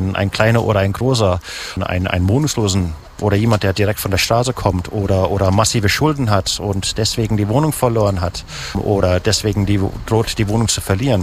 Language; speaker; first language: German; native; German